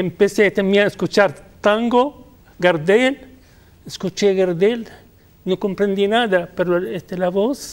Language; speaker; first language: Spanish; non-native, fluent; Arabic